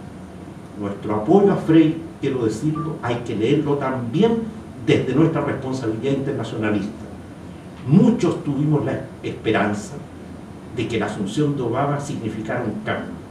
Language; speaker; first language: Spanish; native; Spanish